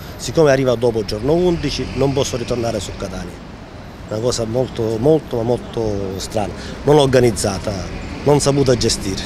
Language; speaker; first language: Italian; native; Italian